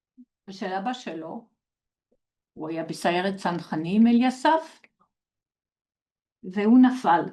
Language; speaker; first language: Hebrew; non-native, fluent; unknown